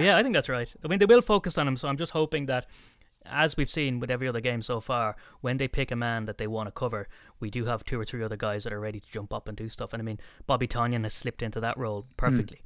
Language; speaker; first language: English; native; English